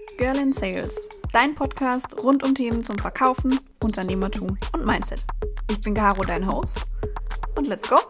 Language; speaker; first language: German; native; German